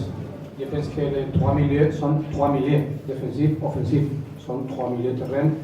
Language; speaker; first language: French; non-native, fluent; Spanish